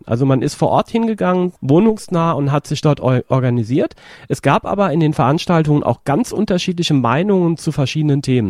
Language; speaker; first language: German; native; German